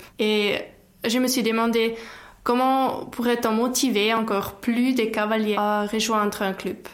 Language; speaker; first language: French; non-native, local second language; German